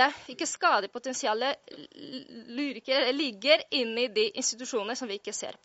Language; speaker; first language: Norwegian; non-native, fluent; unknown